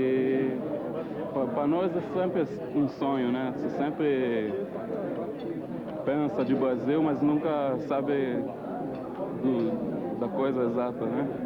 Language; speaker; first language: Portuguese; early bilingual, heritage; Portuguese